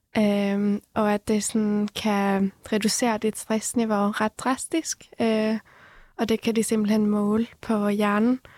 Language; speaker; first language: Danish; non-native, fluent; Persian